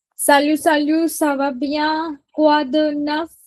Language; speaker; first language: French; non-native, fluent; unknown